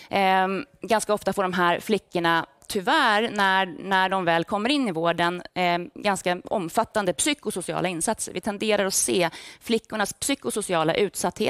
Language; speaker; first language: Swedish; native; Swedish